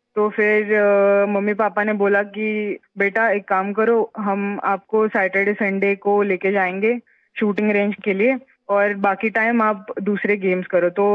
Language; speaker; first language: Hindi; non-native, local second language; Marathi